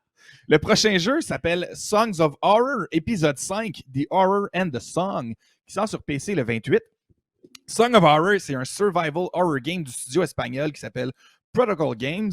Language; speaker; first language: French; native; French